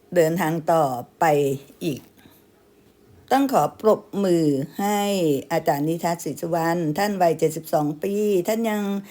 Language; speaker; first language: Thai; native; Thai